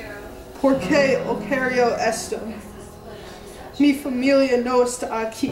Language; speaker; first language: Spanish; non-native, learner; English